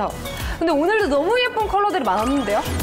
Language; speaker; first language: Korean; native; Korean